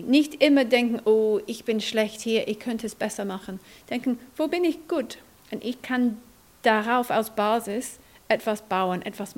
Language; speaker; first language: German; non-native, fluent; English